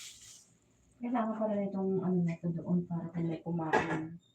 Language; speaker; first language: Filipino; non-native, local second language; Bikol